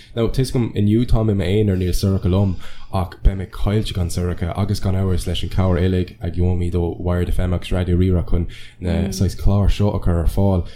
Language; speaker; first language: Irish; non-native, local second language; English